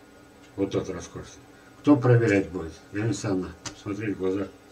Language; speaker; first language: Russian; native; Russian